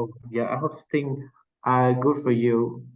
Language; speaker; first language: English; non-native, learner; Vietnamese